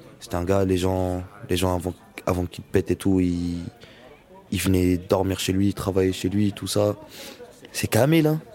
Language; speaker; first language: French; non-native, local second language; Arabic